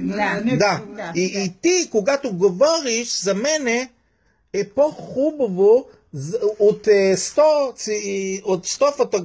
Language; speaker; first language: Bulgarian; early bilingual, heritage; Hebrew